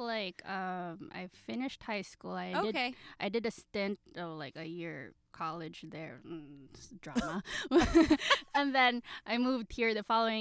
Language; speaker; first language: English; non-native, local second language; Filipino